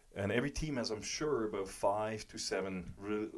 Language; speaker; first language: English; non-native, fluent; German